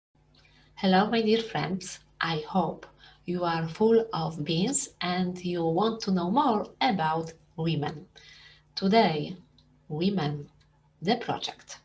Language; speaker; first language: English; non-native, fluent; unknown